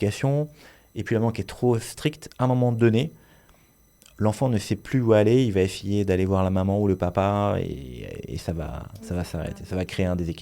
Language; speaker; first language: French; native; French